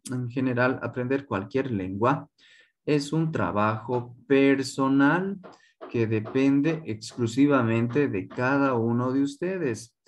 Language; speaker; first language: Spanish; non-native, local second language; Quechua